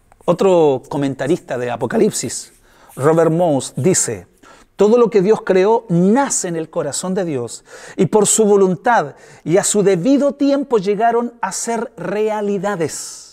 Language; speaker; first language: Spanish; native; Spanish